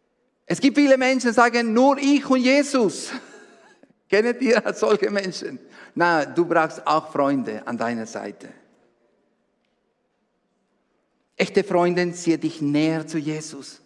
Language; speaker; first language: German; non-native, fluent; Spanish